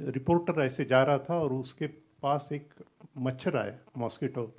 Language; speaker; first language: Hindi; non-native, local second language; Marathi